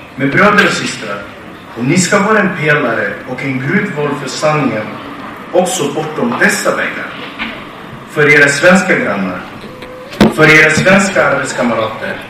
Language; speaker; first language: Swedish; non-native, fluent; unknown